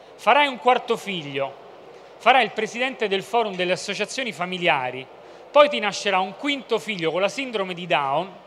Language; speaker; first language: Italian; native; Italian